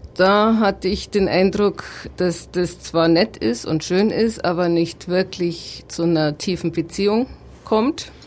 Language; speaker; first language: German; native; German